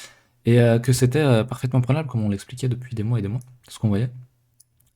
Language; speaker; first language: French; native; French